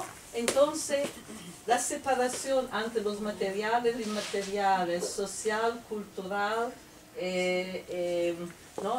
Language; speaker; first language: Spanish; non-native, fluent; Italian